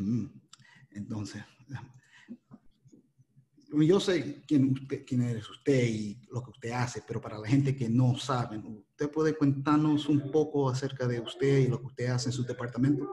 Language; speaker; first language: Spanish; early bilingual, heritage; Spanish